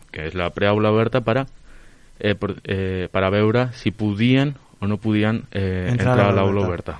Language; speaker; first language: Catalan; non-native, local second language; Spanish